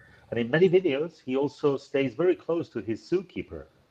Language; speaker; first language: English; non-native, fluent; Spanish